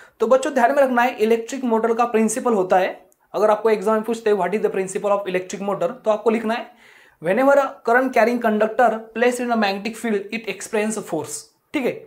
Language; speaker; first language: Hindi; non-native, local second language; Marathi